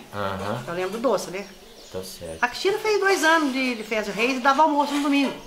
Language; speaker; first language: Portuguese; native; Portuguese